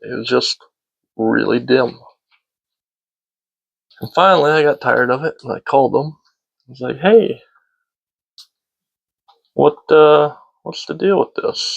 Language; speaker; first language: English; native; English